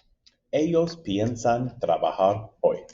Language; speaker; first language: Spanish; non-native, fluent; English